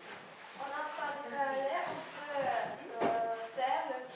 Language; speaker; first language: French; non-native, learner; Ukrainian